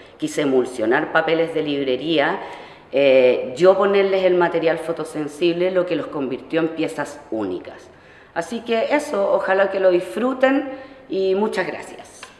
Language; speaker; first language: Spanish; native; Spanish